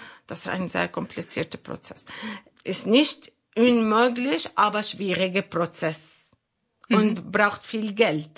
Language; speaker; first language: German; non-native, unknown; Arabic